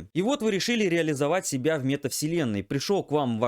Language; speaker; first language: Russian; native; Russian